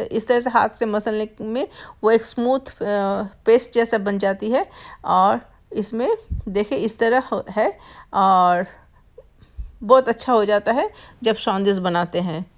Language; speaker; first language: Hindi; non-native, local second language; Bangla